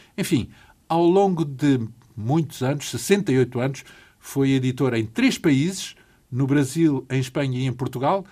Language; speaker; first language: Portuguese; native; Portuguese